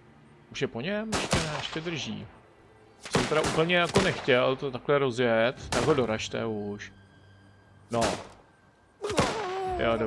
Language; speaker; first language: Czech; native; Czech